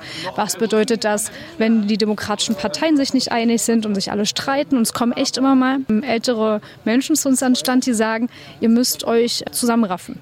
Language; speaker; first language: German; native; German